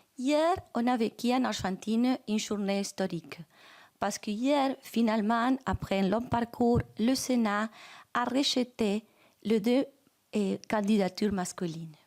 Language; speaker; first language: French; non-native, fluent; Spanish